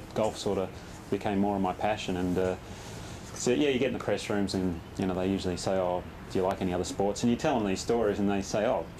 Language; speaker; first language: English; native; English